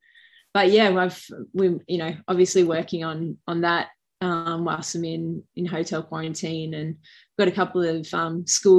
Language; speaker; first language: English; native; English